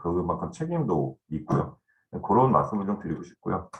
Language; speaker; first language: Korean; native; Korean